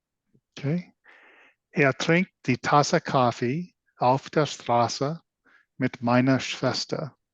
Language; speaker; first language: German; non-native, learner; English